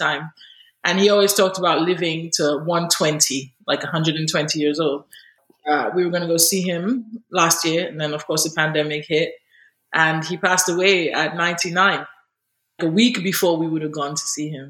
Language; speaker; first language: English; non-native, local second language; Yoruba